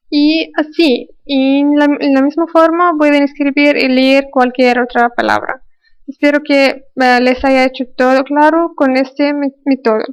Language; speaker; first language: Spanish; non-native, fluent; Arabic